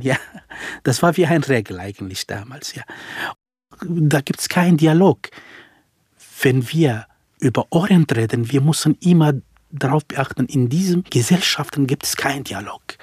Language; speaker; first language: German; non-native, fluent; Central Kurdish